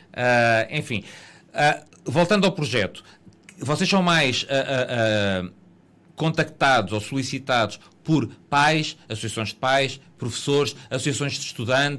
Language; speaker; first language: Portuguese; native; Portuguese